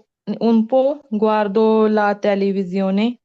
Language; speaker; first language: Italian; non-native, learner; Punjabi